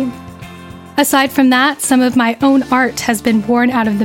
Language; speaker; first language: English; native; English